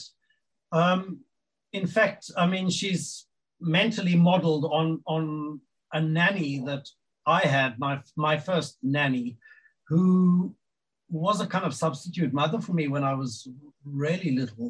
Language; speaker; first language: English; native; English